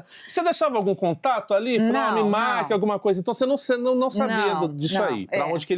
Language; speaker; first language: Portuguese; native; Portuguese